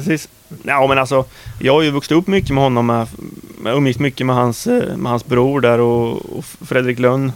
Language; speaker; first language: Swedish; native; Swedish